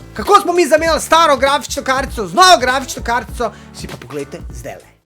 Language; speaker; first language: Slovenian; native; Slovenian